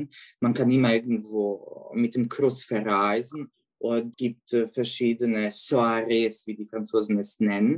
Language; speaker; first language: German; non-native, fluent; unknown